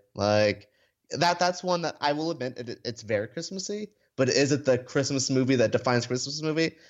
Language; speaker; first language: English; native; English